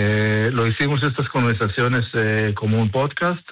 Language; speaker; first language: Spanish; non-native, learner; Hebrew